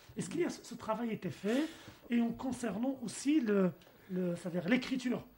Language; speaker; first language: French; non-native, local second language; Arabic